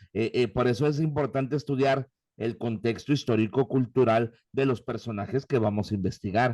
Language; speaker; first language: Spanish; native; Spanish